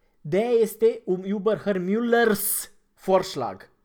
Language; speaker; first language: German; non-native, fluent; Romanian